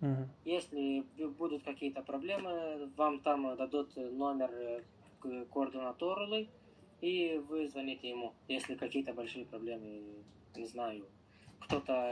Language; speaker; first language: Russian; non-native, local second language; Romanian